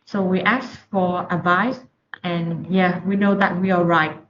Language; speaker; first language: English; non-native, learner; Vietnamese